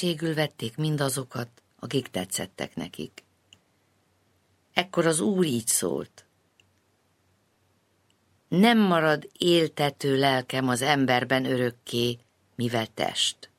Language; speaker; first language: Hungarian; native; Hungarian